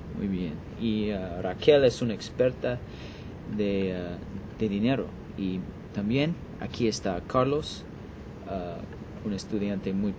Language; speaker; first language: Spanish; non-native, learner; English